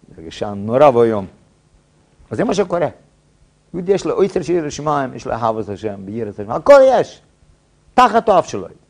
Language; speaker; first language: Hebrew; non-native, fluent; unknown